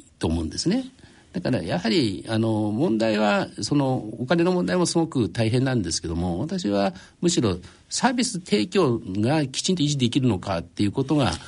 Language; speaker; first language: Japanese; native; Japanese